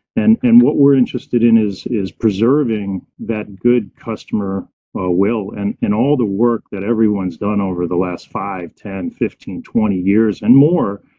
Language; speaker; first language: English; native; English